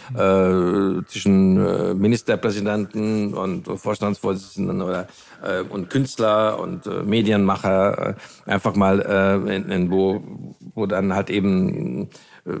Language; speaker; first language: German; non-native, fluent; Hungarian